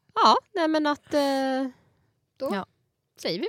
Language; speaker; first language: Swedish; native; Swedish